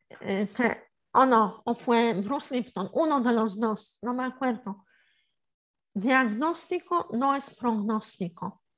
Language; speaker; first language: Spanish; non-native, fluent; Polish